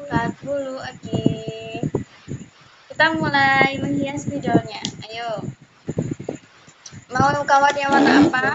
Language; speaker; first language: Indonesian; native; Indonesian